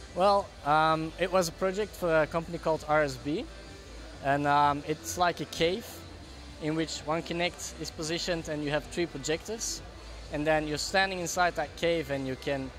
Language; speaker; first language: English; non-native, fluent; Dutch